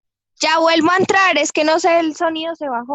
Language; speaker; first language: Spanish; native; Spanish